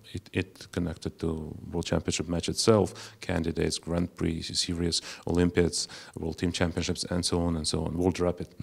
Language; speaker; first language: English; non-native, fluent; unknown